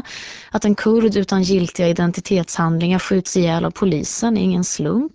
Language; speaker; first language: Swedish; native; Swedish